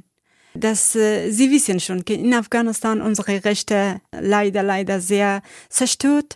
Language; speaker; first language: German; non-native, learner; Persian